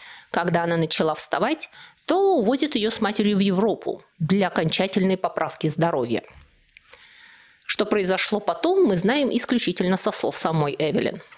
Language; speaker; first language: Russian; native; Russian